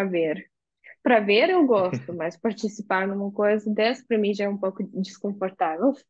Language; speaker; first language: Portuguese; non-native, fluent; Russian